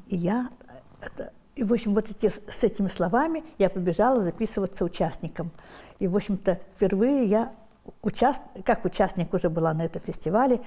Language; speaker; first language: Russian; non-native, local second language; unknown